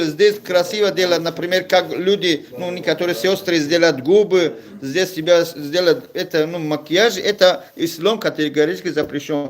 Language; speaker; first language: Russian; non-native, learner; Tajik